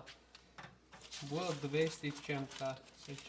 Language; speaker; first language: Russian; non-native, learner; English